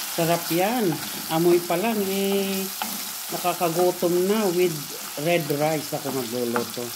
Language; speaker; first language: Filipino; non-native, local second language; Iloko